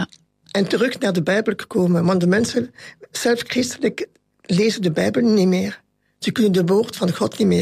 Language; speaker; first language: Dutch; non-native, local second language; French